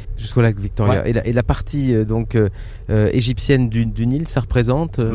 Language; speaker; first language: French; native; French